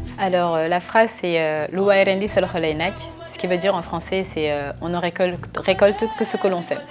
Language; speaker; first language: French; early bilingual, other home language; Wolof